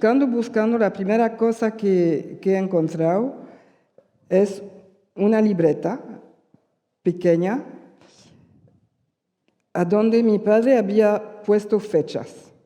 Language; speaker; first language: Spanish; early bilingual, heritage; Spanish